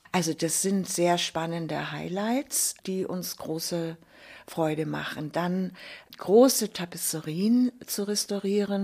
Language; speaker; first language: German; native; German